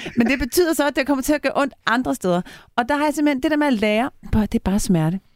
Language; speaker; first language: Danish; native; Danish